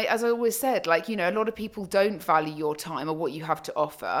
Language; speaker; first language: English; native; English